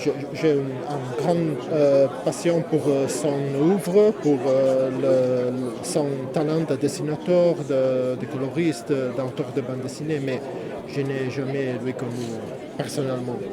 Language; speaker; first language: French; non-native, fluent; Italian